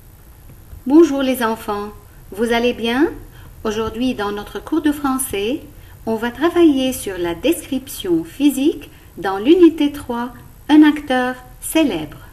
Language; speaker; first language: French; non-native, local second language; Arabic